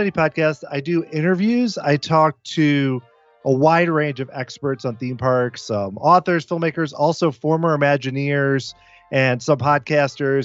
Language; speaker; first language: English; native; English